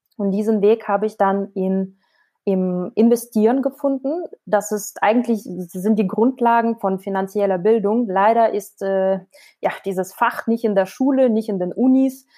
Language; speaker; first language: German; non-native, fluent; Russian